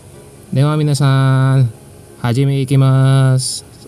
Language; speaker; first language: Japanese; non-native, fluent; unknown